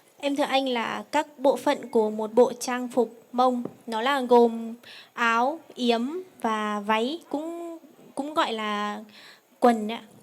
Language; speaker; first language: Vietnamese; non-native, local second language; Hmong